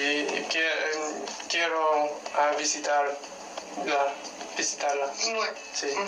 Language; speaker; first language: Spanish; non-native, learner; English